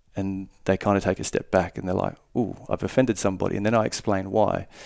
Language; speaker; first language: English; native; English